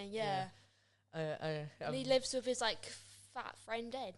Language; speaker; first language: English; native; English